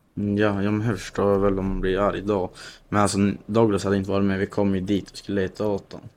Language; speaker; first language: Swedish; native; Swedish